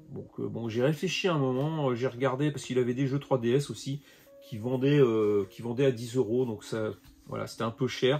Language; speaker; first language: French; native; French